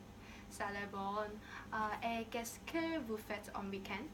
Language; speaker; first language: French; non-native, learner; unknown